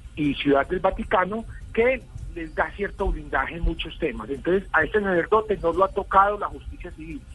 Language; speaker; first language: Spanish; native; Spanish